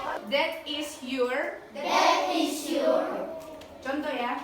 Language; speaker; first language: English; non-native, learner; Indonesian